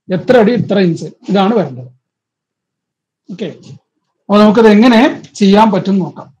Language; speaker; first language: Malayalam; native; Malayalam